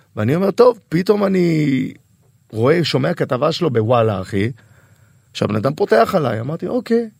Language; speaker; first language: Hebrew; native; Hebrew